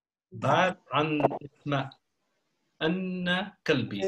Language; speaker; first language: Arabic; non-native, learner; Dutch